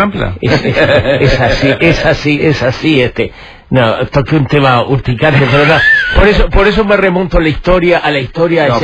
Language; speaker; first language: Spanish; native; Spanish